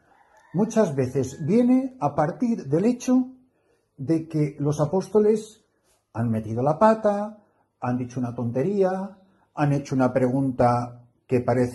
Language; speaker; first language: Spanish; native; Spanish